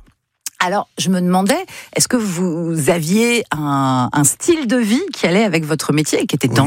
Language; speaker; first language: French; native; French